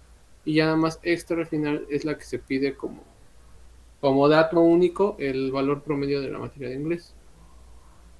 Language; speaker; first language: Spanish; native; Spanish